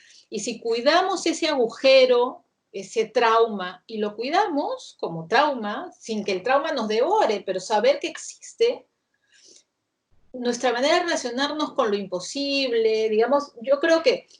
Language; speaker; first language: Spanish; native; Spanish